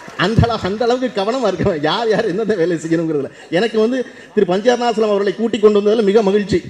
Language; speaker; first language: Tamil; native; Tamil